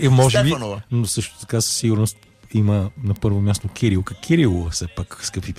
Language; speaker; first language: Bulgarian; native; Bulgarian